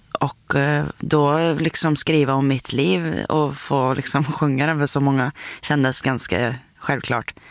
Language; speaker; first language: Swedish; native; Swedish